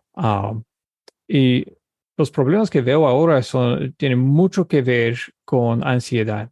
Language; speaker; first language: Spanish; early bilingual, heritage; Spanish